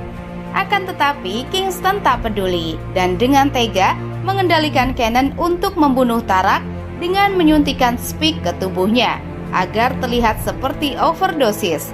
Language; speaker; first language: Indonesian; native; Indonesian